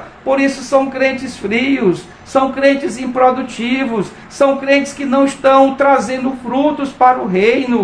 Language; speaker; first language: Portuguese; native; Portuguese